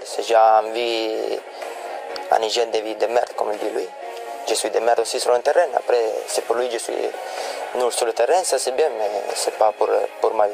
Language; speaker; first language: French; non-native, fluent; Italian